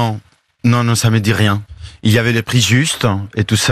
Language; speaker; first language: French; non-native, fluent; Spanish